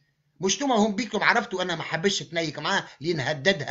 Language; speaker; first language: Arabic; native; Arabic